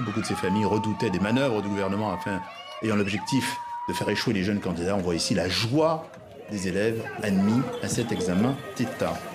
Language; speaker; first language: French; native; French